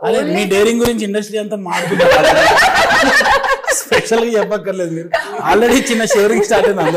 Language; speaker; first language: Telugu; native; Telugu